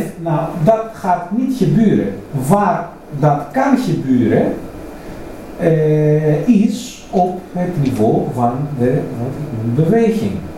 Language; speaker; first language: Dutch; non-native, fluent; Greek